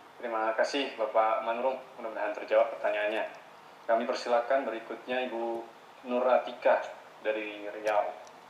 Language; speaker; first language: Malay; native; Malay